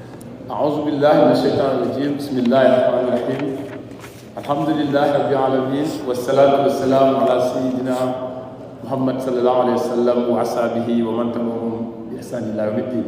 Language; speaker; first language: Arabic; non-native, fluent; Wolof